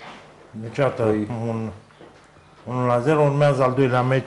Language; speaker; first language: Romanian; native; Romanian